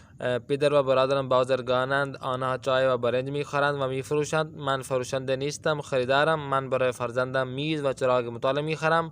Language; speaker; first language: Persian; non-native, fluent; Urdu